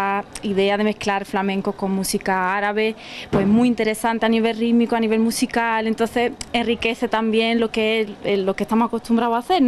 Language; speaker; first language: Spanish; native; Spanish